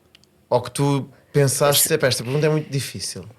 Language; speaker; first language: Portuguese; native; Portuguese